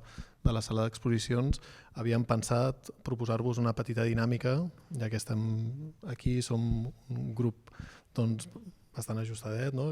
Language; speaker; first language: Catalan; native; Catalan